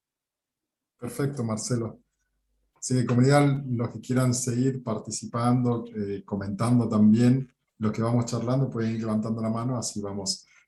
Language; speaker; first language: Spanish; native; Spanish